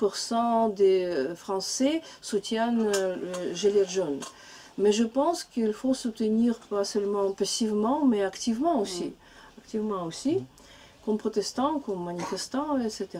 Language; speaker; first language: French; non-native, learner; Russian